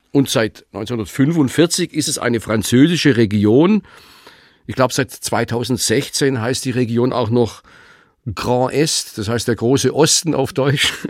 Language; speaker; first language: German; native; German